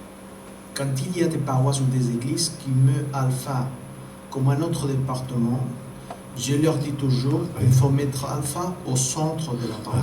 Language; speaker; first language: French; non-native, fluent; Spanish